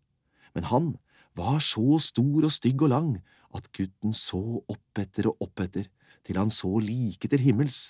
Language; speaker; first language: Norwegian; native; Norwegian